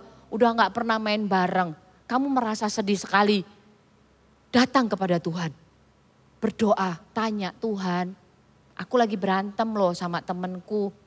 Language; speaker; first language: Indonesian; native; Indonesian